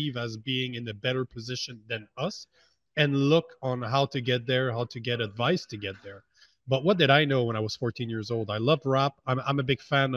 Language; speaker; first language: English; native; English